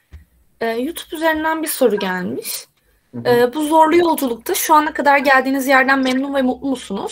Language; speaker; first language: Turkish; native; Turkish